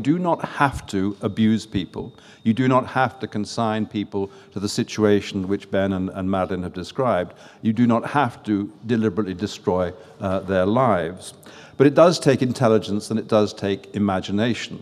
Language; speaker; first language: English; non-native, fluent; French